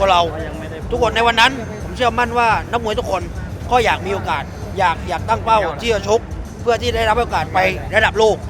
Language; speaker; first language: Thai; native; Thai